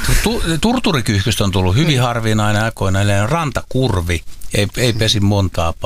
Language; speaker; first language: Finnish; native; Finnish